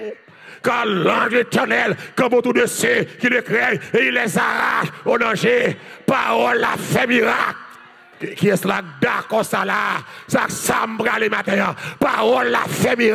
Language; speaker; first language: French; non-native, learner; Haitian Creole